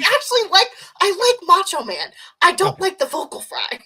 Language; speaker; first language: English; native; English